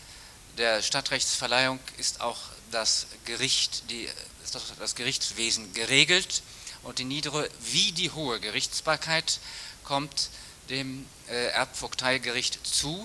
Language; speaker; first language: German; native; German